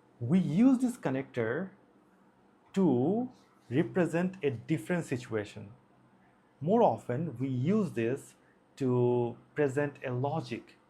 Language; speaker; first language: English; non-native, local second language; Bangla